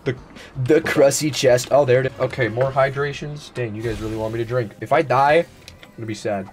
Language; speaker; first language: English; native; English